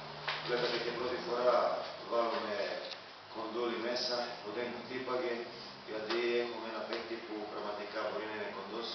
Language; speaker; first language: Greek; non-native, fluent; Serbian